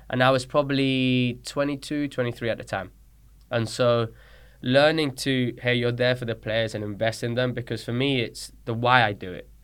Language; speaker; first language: English; early bilingual, other home language; Spanish